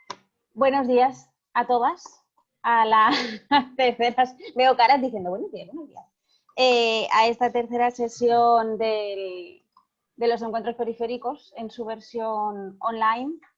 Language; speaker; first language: Spanish; native; Spanish